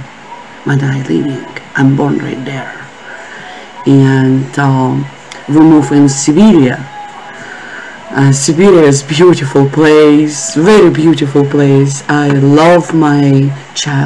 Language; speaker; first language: English; non-native, learner; Russian